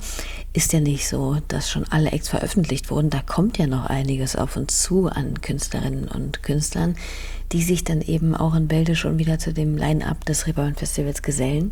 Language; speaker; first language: German; native; German